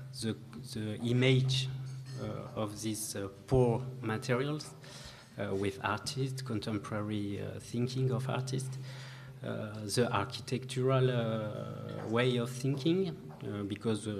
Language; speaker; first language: English; non-native, learner; French